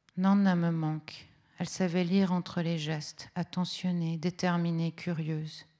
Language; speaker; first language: French; early bilingual, other home language; Italian